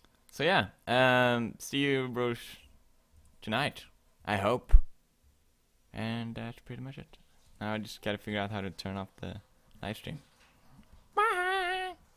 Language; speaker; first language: English; non-native, fluent; Swedish